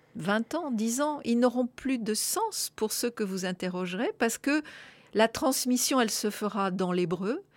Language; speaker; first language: French; native; French